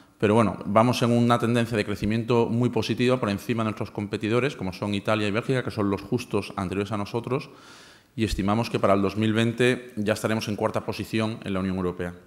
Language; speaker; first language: Spanish; native; Spanish